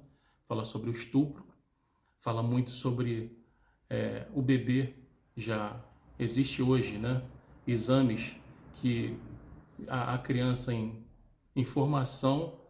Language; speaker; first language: Portuguese; native; Portuguese